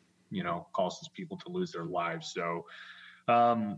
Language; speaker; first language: English; native; English